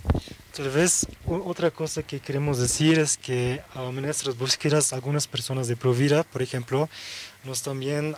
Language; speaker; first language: Spanish; early bilingual, heritage; Dutch